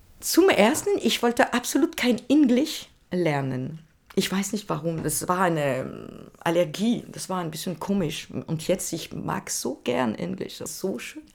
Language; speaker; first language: German; non-native, learner; French